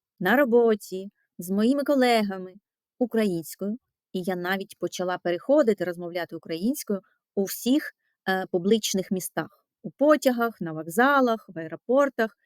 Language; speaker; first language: Ukrainian; non-native, local second language; Russian